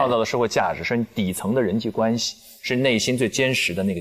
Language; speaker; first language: Chinese; native; Chinese